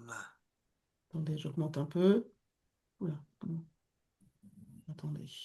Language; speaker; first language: French; native; French